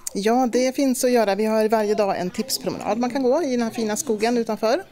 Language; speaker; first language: Swedish; native; Swedish